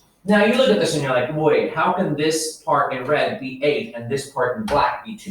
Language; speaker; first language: English; native; English